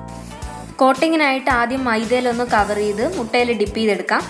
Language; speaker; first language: Malayalam; native; Malayalam